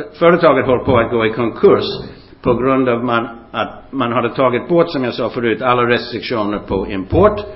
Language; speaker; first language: Swedish; non-native, fluent; English